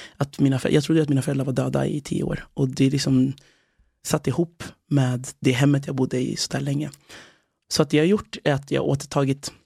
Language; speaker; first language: Swedish; early bilingual, other home language; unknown